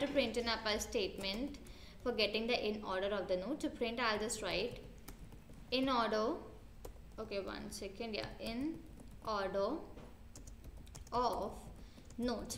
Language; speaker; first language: English; non-native, local second language; Hindi